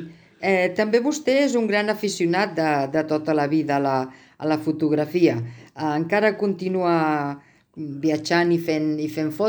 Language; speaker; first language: Catalan; native; Catalan